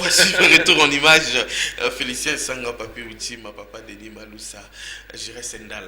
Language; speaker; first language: French; non-native, local second language; Lingala